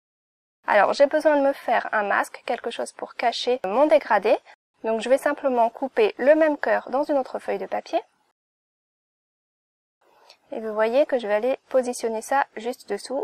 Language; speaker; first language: French; native; French